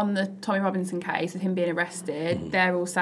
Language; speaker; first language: English; native; English